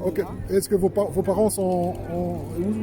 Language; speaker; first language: French; native; French